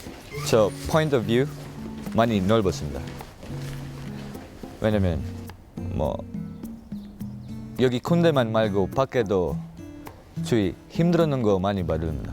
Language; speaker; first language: Korean; non-native, learner; English